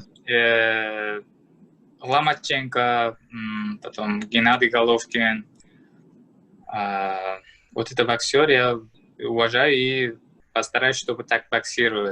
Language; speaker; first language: Russian; non-native, learner; Uzbek